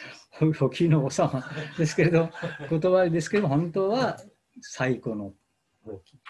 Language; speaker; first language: Japanese; non-native, fluent; Bangla